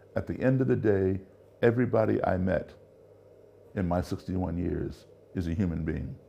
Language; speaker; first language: English; native; English